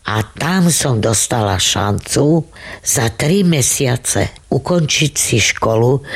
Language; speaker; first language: Slovak; non-native, local second language; Romany